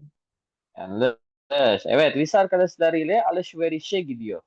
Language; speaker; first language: Turkish; non-native, fluent; Indonesian